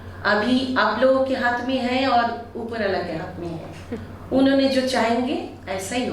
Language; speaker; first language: Hindi; non-native, local second language; Bangla